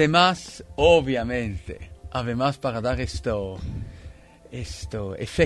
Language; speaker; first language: Spanish; non-native, fluent; Italian